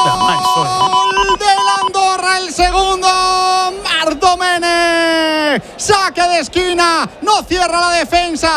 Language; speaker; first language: Spanish; native; Spanish